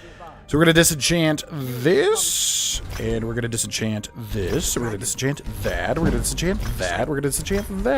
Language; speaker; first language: English; native; English